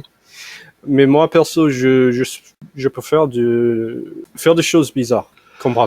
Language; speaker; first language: French; non-native, fluent; English